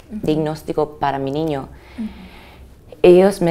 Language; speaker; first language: Spanish; early bilingual, heritage; English